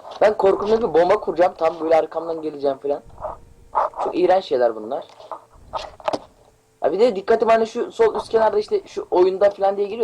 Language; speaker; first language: Turkish; native; Turkish